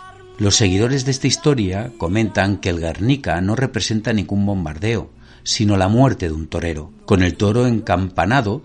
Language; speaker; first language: Spanish; native; Spanish